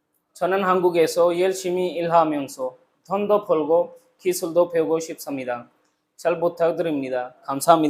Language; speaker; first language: Korean; non-native, learner; Urdu